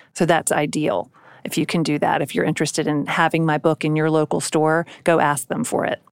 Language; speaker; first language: English; native; English